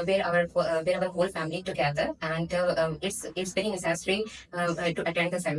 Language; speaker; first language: English; non-native, learner; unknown